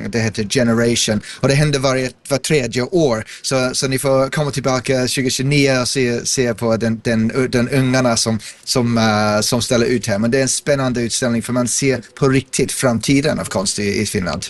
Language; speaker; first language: Swedish; non-native, fluent; English